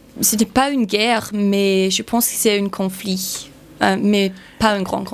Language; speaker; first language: French; non-native, learner; English